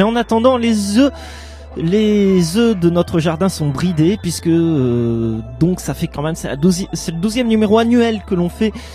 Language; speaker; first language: French; native; French